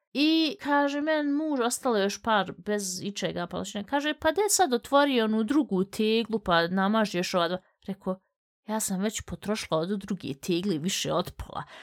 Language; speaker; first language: Bosnian; early bilingual, heritage; Bosnian